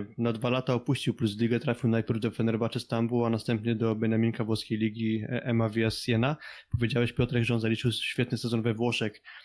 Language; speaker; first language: Polish; native; Polish